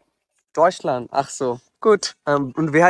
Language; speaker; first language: German; non-native, learner; Bangla